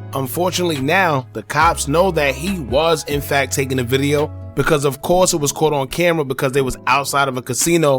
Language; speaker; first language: English; native; English